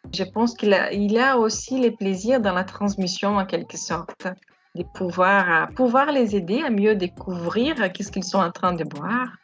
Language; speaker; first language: French; non-native, fluent; Portuguese